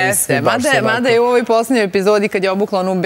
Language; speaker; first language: Serbian; native; Serbian